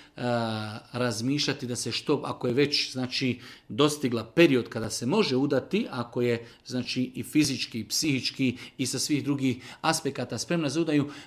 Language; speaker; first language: Croatian; native; Croatian